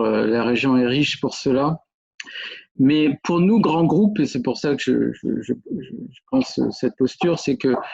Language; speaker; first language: French; native; French